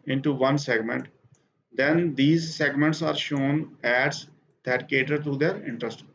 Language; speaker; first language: English; non-native, local second language; Punjabi